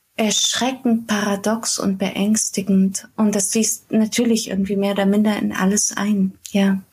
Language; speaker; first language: German; native; German